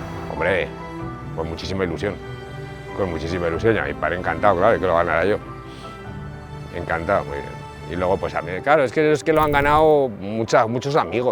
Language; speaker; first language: Spanish; native; Spanish